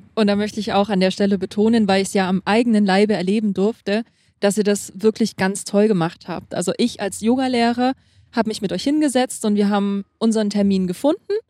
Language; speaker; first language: German; native; German